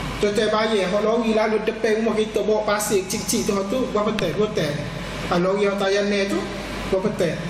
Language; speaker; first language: Malay; native; Malay